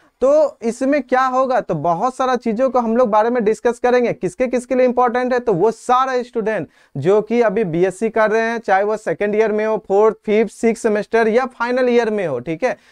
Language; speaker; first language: Hindi; native; Hindi